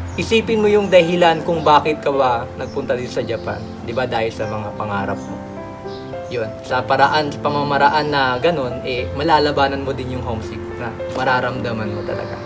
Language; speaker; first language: Filipino; native; Filipino